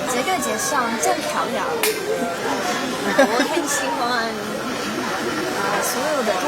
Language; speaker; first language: Chinese; non-native, learner; English